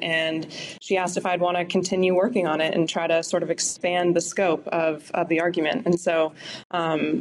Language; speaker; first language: English; native; English